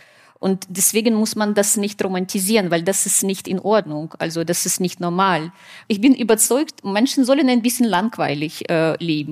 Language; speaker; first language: German; non-native, fluent; Russian